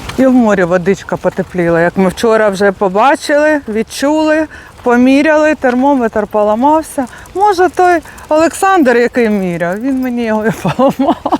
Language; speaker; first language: Ukrainian; native; Ukrainian